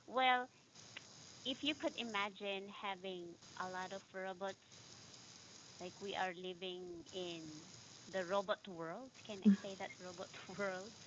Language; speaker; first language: English; non-native, fluent; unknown